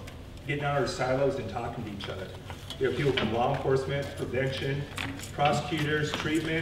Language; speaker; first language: English; native; English